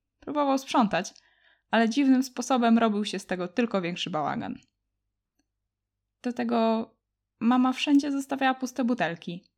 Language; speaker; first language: Polish; native; Polish